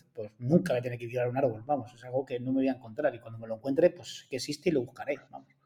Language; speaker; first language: Spanish; native; Spanish